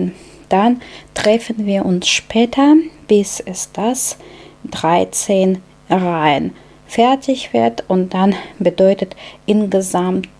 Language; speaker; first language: German; non-native, fluent; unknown